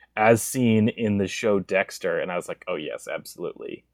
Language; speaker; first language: English; native; English